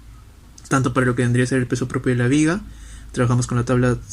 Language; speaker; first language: Spanish; native; Spanish